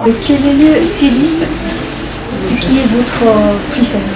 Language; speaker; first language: French; non-native, learner; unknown